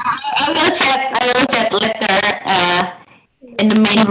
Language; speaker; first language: English; non-native, learner; Indonesian